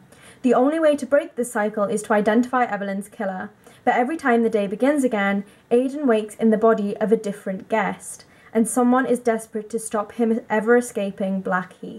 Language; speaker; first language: English; native; English